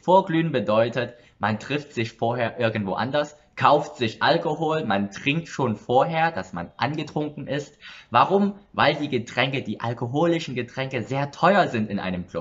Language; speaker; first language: German; early bilingual, other home language; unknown